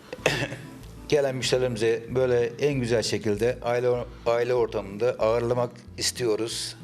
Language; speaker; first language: Turkish; native; Turkish